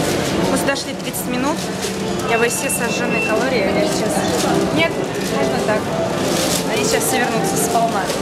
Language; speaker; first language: Russian; native; Russian